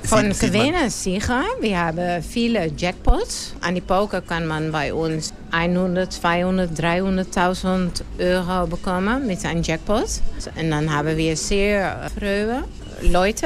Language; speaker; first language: German; non-native, learner; Dutch